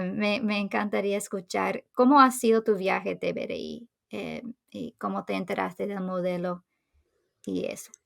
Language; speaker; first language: Spanish; non-native, fluent; English